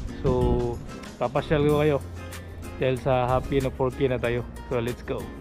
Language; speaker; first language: Filipino; non-native, local second language; Cebuano